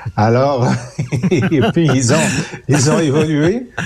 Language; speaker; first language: French; native; French